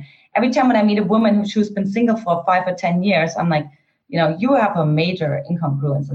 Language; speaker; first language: English; non-native, fluent; German